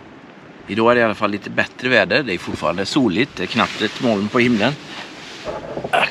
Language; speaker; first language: Swedish; native; Swedish